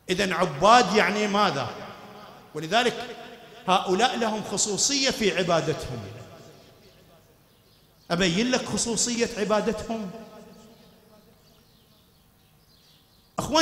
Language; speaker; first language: Arabic; native; Arabic